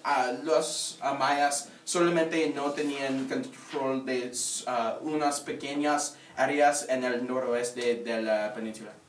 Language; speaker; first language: Spanish; non-native, learner; English